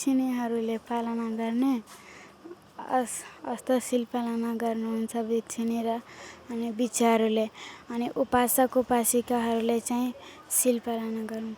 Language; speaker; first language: Nepali; non-native, fluent; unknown